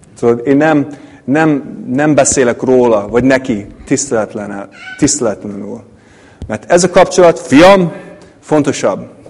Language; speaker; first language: Hungarian; non-native, fluent; English